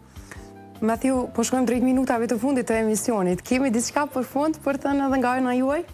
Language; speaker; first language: Albanian; native; Albanian